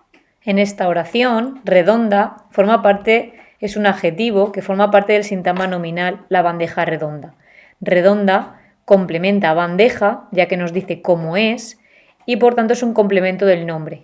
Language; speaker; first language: Spanish; native; Spanish